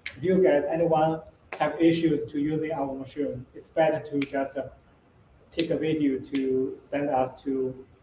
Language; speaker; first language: English; non-native, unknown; Chinese